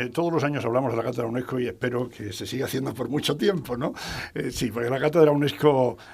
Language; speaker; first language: Spanish; native; Spanish